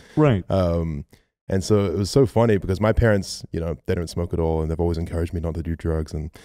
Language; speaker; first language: English; native; English